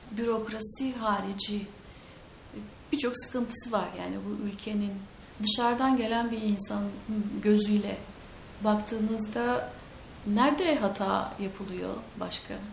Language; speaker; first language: Turkish; native; Turkish